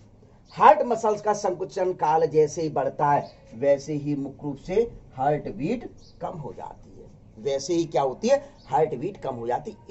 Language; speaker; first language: Hindi; native; Hindi